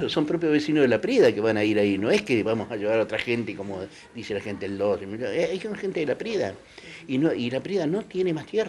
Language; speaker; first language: Spanish; native; Spanish